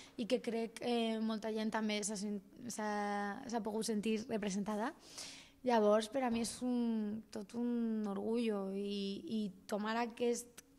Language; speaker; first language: Catalan; non-native, local second language; Spanish